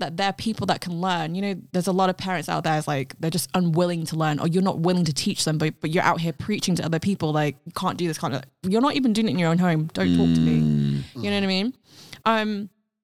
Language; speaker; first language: English; non-native, local second language; Cantonese